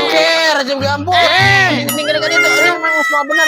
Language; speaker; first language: Indonesian; non-native, local second language; Sundanese